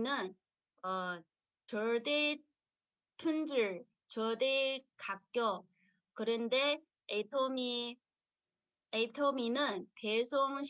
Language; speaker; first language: Korean; non-native, learner; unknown